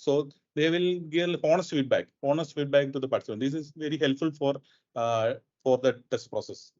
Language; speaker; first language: English; non-native, local second language; Malayalam